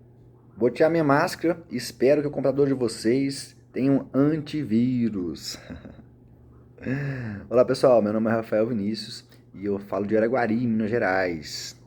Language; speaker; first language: Portuguese; native; Portuguese